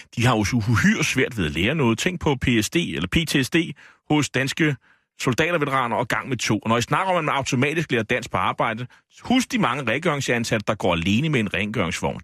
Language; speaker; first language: Danish; native; Danish